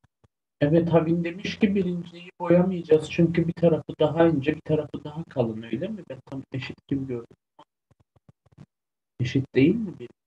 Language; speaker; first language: Turkish; native; Turkish